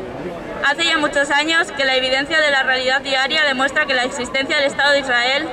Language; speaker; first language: Spanish; native; Spanish